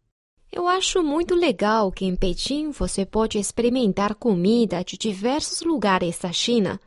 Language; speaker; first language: Portuguese; non-native, fluent; Chinese